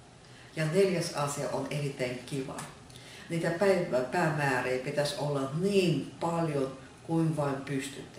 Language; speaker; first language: Finnish; non-native, fluent; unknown